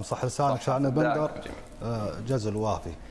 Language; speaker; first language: Arabic; native; Arabic